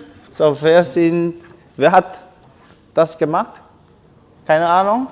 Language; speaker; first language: German; non-native, learner; Chinese